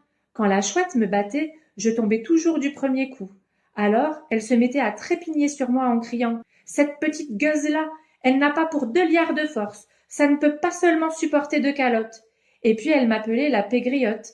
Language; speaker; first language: French; native; French